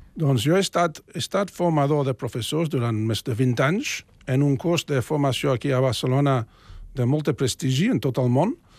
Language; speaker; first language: Catalan; non-native, fluent; English